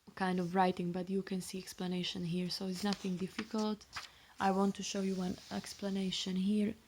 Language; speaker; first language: English; non-native, fluent; Slovak